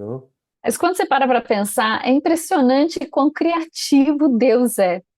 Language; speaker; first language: Portuguese; native; Portuguese